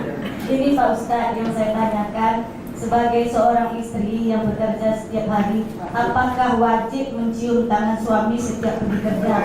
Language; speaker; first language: Indonesian; native; Indonesian